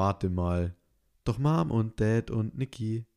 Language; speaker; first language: German; native; German